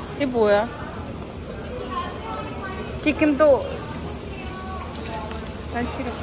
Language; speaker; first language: Korean; non-native, learner; Filipino